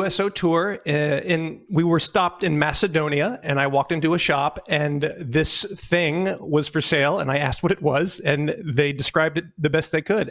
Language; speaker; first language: English; native; English